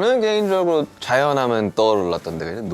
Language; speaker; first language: Korean; native; Korean